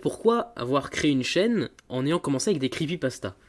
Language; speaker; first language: French; native; French